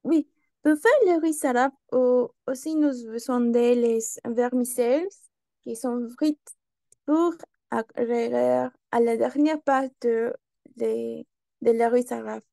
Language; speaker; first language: French; non-native, learner; Spanish